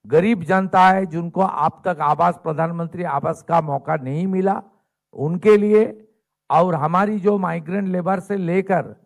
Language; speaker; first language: Hindi; non-native, local second language; Bangla